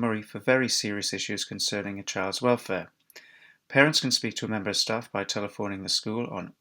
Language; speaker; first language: English; native; English